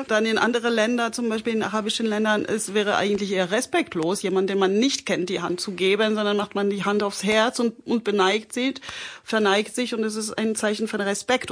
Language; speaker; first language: German; non-native, fluent; French